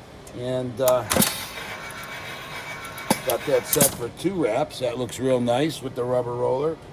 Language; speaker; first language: English; native; English